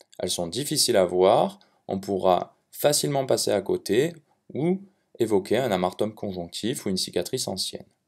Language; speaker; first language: French; native; French